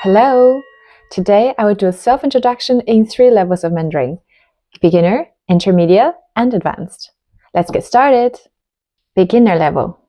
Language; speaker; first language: English; non-native, fluent; Chinese